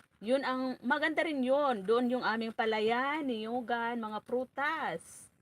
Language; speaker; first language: Filipino; non-native, local second language; Bikol